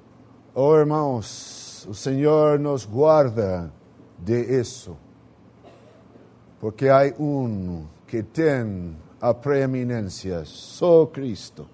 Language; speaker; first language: Portuguese; non-native, learner; Spanish